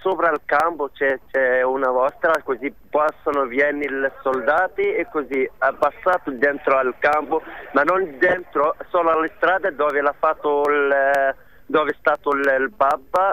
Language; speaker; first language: Italian; non-native, learner; Arabic